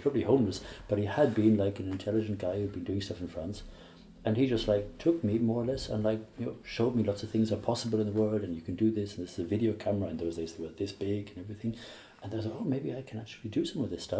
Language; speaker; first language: English; native; English